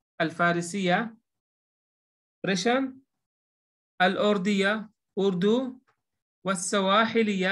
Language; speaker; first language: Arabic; non-native, fluent; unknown